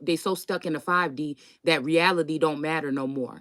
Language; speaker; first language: English; native; English